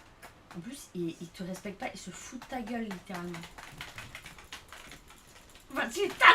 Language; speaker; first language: French; native; French